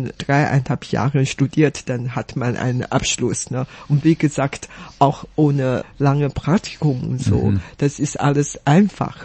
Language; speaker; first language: German; non-native, fluent; Chinese